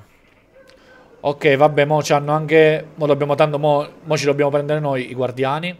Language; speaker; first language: Italian; native; Italian